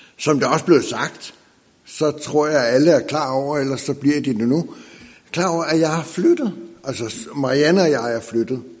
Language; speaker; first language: Danish; native; Danish